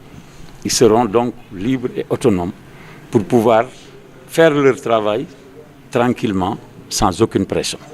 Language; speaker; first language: French; non-native, local second language; Wolof